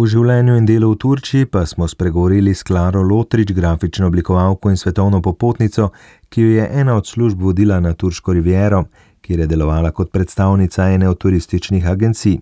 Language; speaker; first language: Slovenian; native; Slovenian